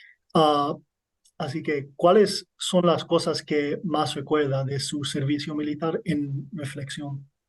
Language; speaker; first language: Spanish; non-native, learner; English